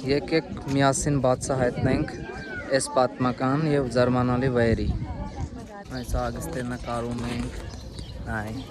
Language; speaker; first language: Armenian; non-native, learner; Hindi